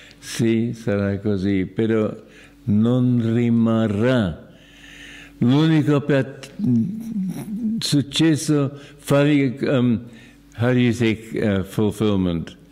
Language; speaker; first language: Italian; non-native, fluent; English